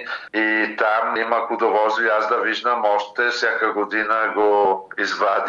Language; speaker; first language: Bulgarian; non-native, fluent; Italian